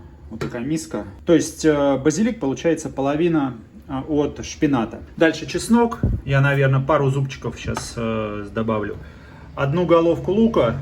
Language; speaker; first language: Russian; native; Russian